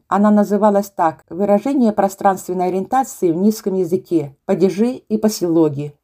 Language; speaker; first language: Russian; non-native, local second language; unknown